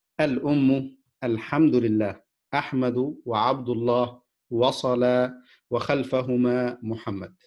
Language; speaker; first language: Arabic; non-native, fluent; Indonesian